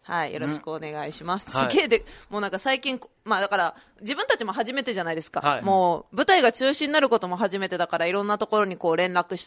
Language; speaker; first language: Japanese; native; Japanese